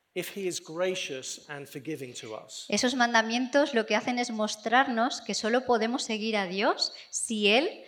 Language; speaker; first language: Spanish; non-native, fluent; English